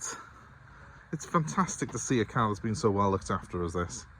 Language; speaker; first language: English; native; English